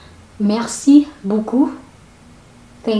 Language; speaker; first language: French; non-native, learner; Filipino